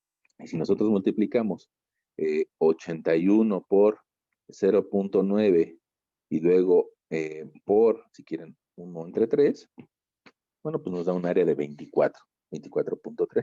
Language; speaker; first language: Spanish; native; Spanish